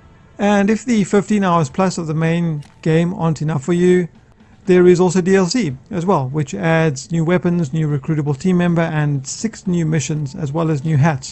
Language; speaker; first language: English; native; English